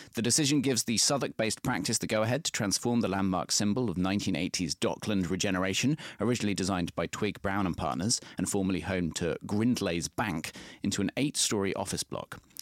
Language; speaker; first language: English; native; English